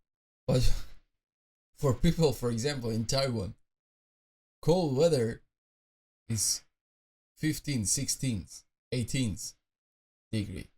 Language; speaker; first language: English; non-native, fluent; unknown